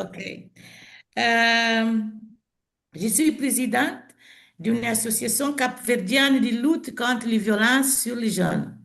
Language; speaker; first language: French; non-native, learner; Portuguese